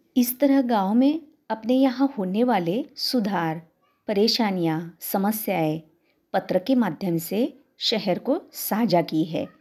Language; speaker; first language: Hindi; non-native, local second language; Marathi